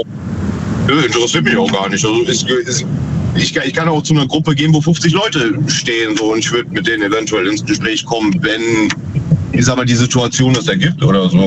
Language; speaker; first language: German; native; German